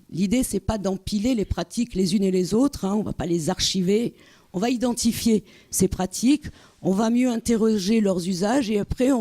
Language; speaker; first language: French; native; French